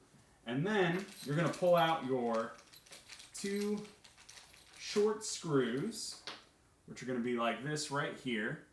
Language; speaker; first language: English; native; English